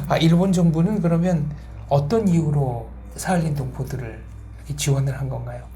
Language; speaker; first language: Korean; native; Korean